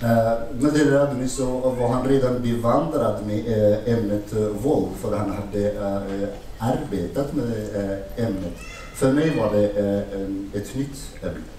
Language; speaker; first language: Swedish; non-native, fluent; Arabic